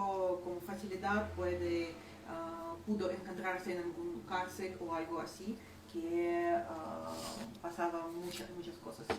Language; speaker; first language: Spanish; non-native, fluent; Ukrainian